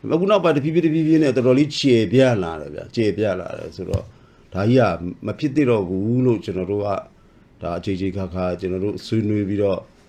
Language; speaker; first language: Burmese; non-native, local second language; S'gaw Karen